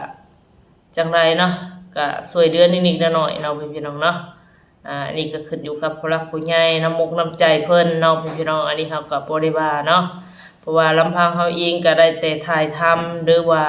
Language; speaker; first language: Thai; non-native, local second language; Lao